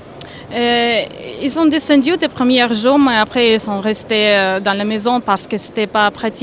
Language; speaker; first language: French; non-native, fluent; Ukrainian